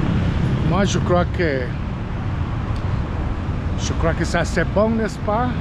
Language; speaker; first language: French; non-native, fluent; Spanish